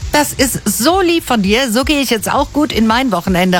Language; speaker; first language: German; native; German